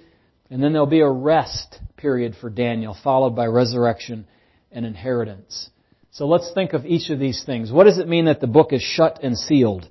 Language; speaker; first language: English; native; English